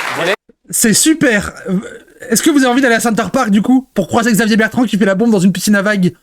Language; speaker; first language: French; native; French